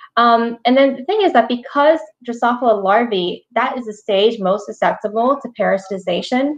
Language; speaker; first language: English; native; English